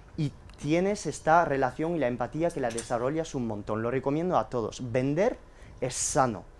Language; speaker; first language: Spanish; early bilingual, heritage; French